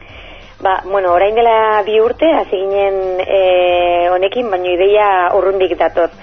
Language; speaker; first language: Basque; non-native, local second language; Spanish